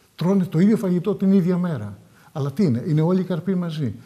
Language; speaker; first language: Greek; native; Greek